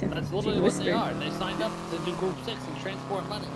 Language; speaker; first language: English; native; English